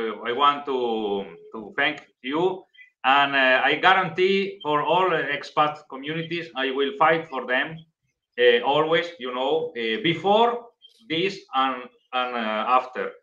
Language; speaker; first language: English; non-native, learner; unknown